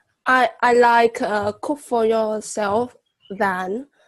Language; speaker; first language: English; non-native, learner; Vietnamese